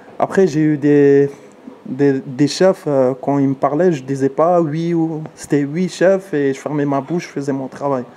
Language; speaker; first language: French; early bilingual, other home language; Arabic